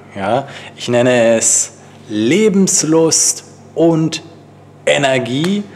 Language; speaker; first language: German; native; German